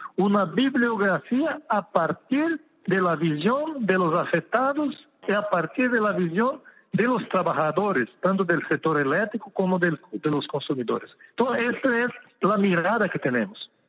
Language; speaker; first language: Spanish; non-native, fluent; Portuguese